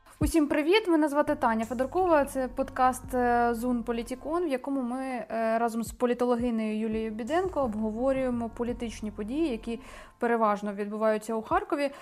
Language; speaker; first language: Ukrainian; native; Ukrainian